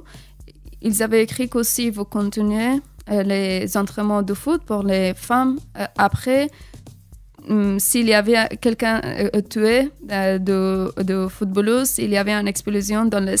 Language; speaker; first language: French; non-native, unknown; Persian